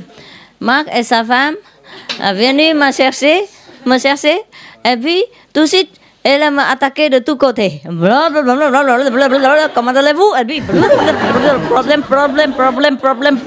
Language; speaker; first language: French; non-native, learner; Vietnamese